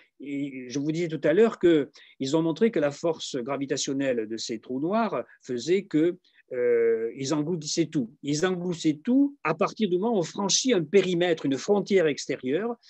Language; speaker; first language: French; native; French